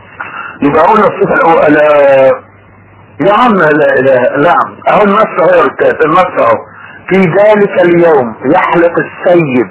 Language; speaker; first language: Arabic; native; Arabic